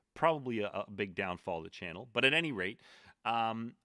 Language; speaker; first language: English; native; English